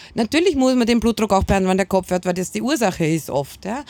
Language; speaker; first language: German; native; German